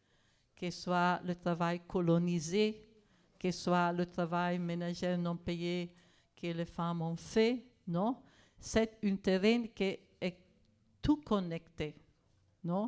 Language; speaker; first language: French; non-native, fluent; Italian